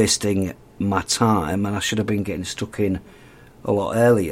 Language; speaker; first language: English; native; English